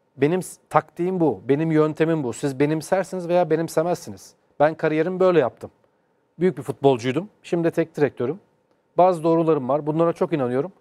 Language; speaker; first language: Turkish; native; Turkish